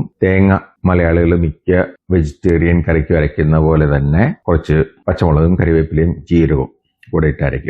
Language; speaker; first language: Malayalam; native; Malayalam